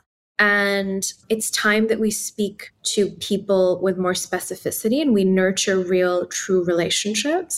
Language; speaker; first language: English; non-native, local second language; Urdu